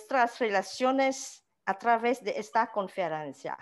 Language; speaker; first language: Spanish; non-native, learner; Khmer